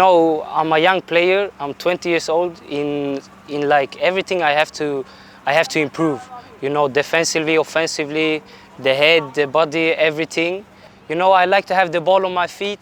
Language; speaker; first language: English; non-native, fluent; Swedish